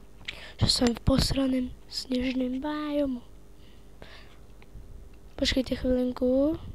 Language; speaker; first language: Czech; native; Czech